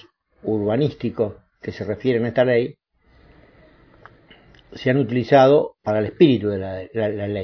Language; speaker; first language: Spanish; native; Spanish